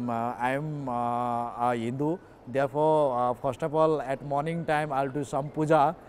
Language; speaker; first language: Hindi; non-native, local second language; Nepali